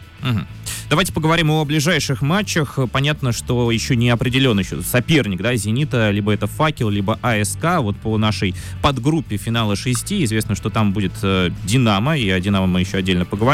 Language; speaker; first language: Russian; native; Russian